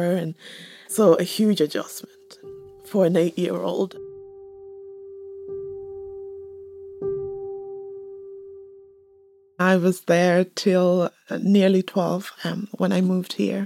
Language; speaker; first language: English; native; English